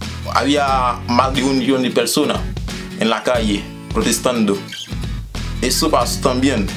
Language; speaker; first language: Spanish; non-native, fluent; Haitian Creole